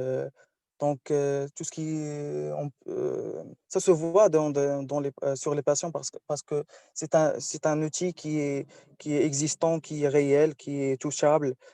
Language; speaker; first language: French; non-native, local second language; Arabic